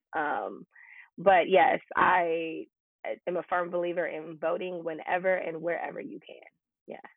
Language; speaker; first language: English; native; English